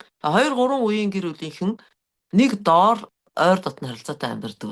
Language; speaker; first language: Mongolian; native; Mongolian